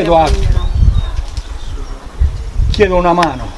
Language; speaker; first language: Italian; native; Italian